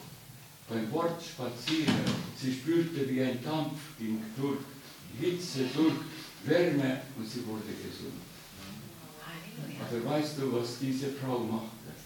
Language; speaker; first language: German; non-native, fluent; Estonian